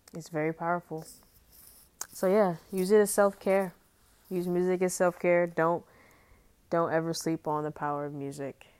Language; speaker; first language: English; native; English